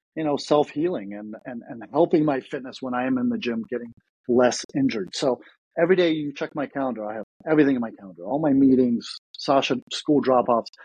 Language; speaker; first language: English; early bilingual, other home language; Russian